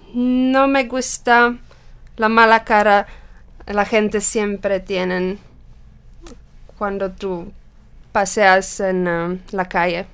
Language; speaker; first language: Spanish; non-native, learner; Czech